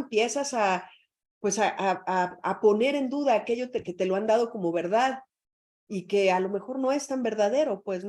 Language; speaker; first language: Spanish; native; Spanish